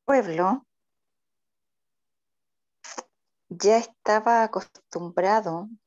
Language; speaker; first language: Spanish; native; Spanish